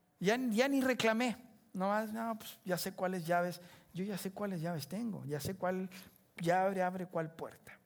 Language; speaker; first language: Spanish; native; Spanish